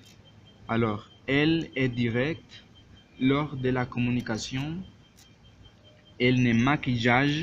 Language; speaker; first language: French; non-native, learner; Spanish